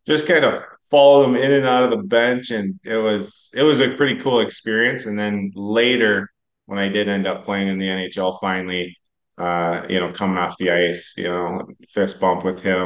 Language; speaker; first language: English; native; English